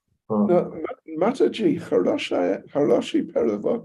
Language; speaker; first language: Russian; non-native, learner; English